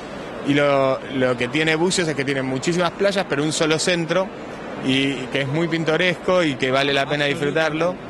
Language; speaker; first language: Spanish; native; Spanish